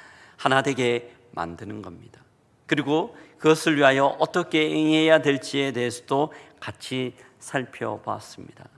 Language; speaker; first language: Korean; native; Korean